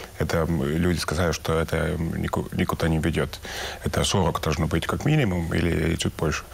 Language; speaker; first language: Russian; non-native, local second language; Estonian